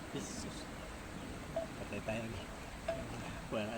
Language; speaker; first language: Filipino; non-native, local second language; Bikol